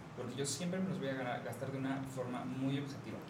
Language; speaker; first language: Spanish; native; Spanish